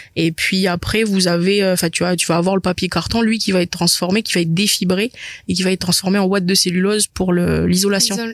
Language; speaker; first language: French; native; French